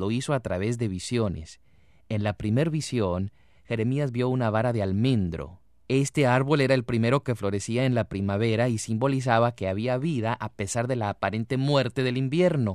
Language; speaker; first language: Spanish; native; Spanish